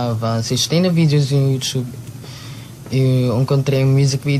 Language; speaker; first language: Portuguese; non-native, learner; Filipino